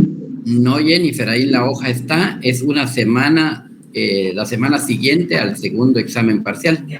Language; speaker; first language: Spanish; native; Spanish